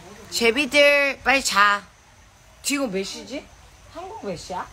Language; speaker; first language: Korean; non-native, fluent; English